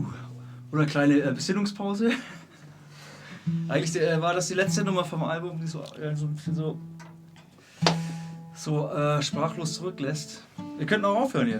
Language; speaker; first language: German; native; German